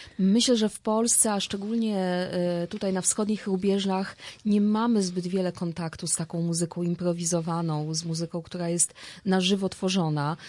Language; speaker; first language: Polish; native; Polish